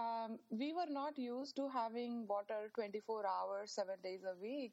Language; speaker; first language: English; non-native, local second language; Marathi